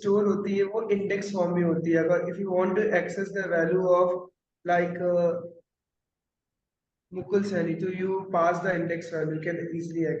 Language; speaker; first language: Hindi; native; Hindi